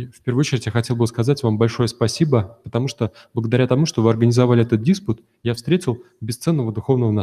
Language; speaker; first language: Russian; native; Russian